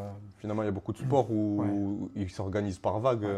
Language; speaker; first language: French; native; French